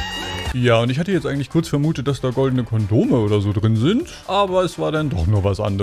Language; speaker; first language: German; native; German